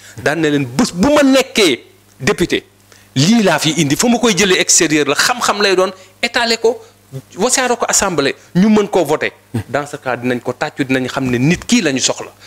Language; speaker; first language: Wolof; native; Wolof